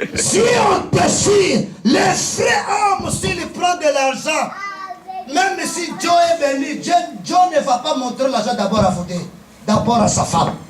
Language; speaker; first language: French; non-native, local second language; Lingala